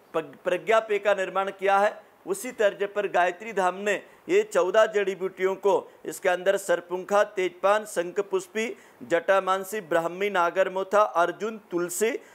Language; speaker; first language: Hindi; native; Hindi